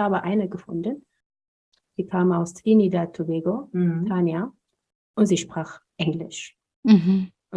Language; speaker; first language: German; non-native, fluent; Amharic